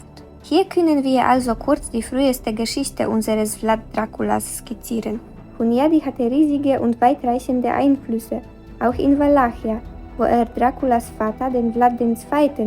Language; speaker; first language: German; non-native, fluent; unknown